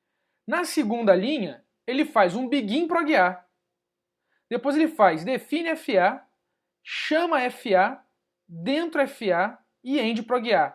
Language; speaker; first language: Portuguese; native; Portuguese